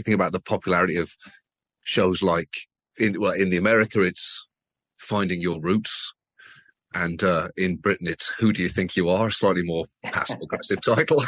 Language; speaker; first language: English; native; English